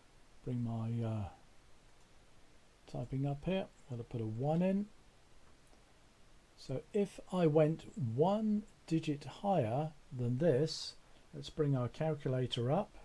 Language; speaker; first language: English; native; English